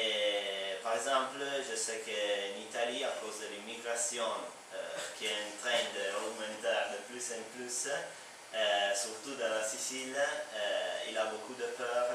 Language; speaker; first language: French; non-native, learner; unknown